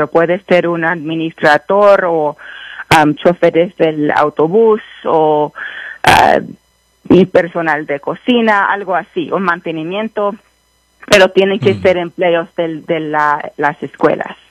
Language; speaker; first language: Spanish; early bilingual, heritage; Spanish